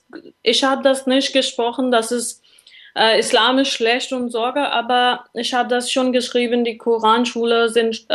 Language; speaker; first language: German; non-native, learner; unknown